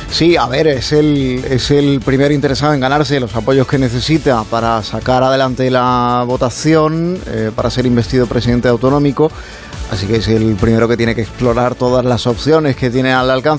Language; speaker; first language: Spanish; native; Spanish